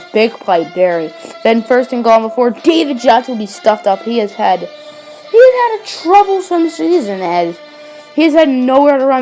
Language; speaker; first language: English; native; English